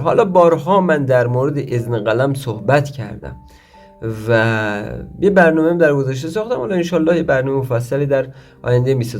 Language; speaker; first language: Persian; native; Persian